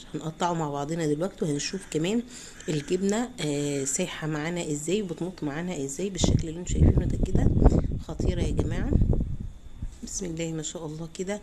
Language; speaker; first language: Arabic; native; Arabic